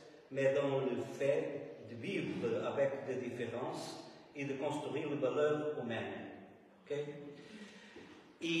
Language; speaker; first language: French; non-native, learner; Portuguese